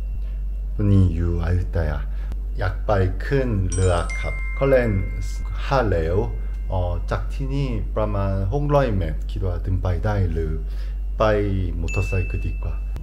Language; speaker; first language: Thai; non-native, learner; Korean